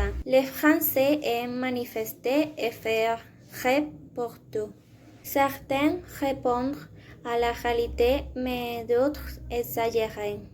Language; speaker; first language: French; non-native, learner; Spanish